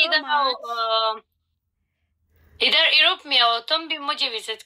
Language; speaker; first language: Hindi; non-native, fluent; Pashto